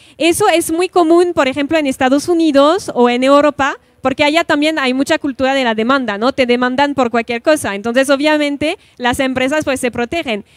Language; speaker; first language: Spanish; non-native, fluent; French